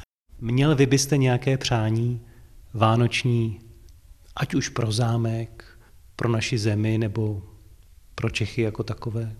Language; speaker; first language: Czech; native; Czech